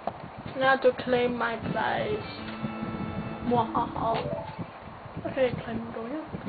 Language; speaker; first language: English; native; English